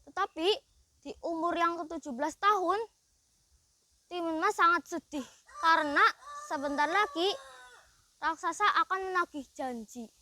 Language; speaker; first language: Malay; non-native, local second language; Javanese